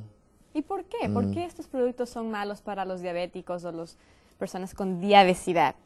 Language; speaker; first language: Spanish; native; Spanish